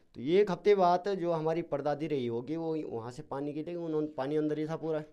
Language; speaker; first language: Hindi; non-native, local second language; Garhwali